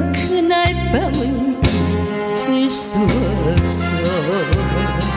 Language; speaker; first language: Korean; native; Korean